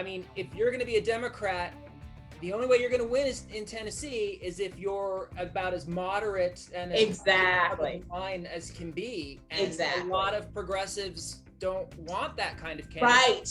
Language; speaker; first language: English; native; English